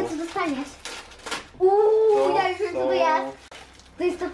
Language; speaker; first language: Polish; early bilingual, heritage; Polish